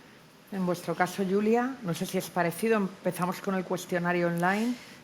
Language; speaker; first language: Spanish; native; Spanish